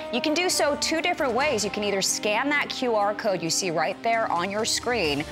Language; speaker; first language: English; native; English